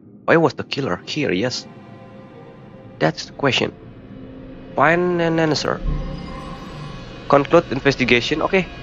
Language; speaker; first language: English; non-native, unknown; Indonesian